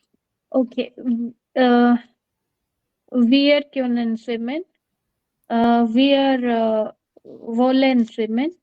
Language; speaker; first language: German; non-native, learner; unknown